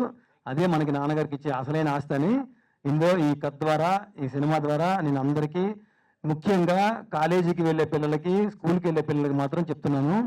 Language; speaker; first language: Telugu; native; Telugu